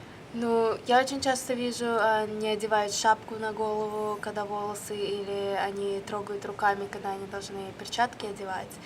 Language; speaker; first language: Russian; early bilingual, other home language; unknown